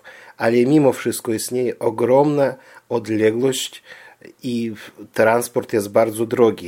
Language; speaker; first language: Polish; early bilingual, heritage; Polish